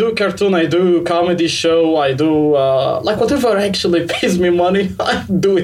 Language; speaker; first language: English; non-native, fluent; Arabic